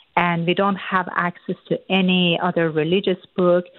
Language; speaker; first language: English; non-native, fluent; Persian